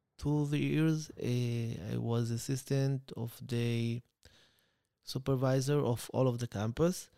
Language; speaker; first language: English; non-native, learner; Hebrew